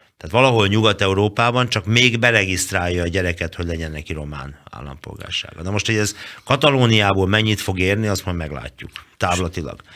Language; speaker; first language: Hungarian; native; Hungarian